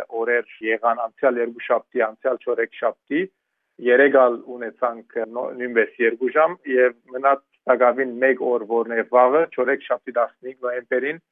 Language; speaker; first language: Armenian; early bilingual, heritage; Armenian